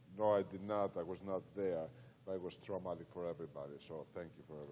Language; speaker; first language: English; non-native, fluent; Greek